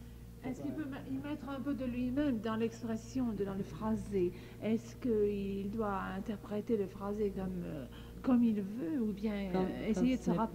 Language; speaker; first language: French; native; French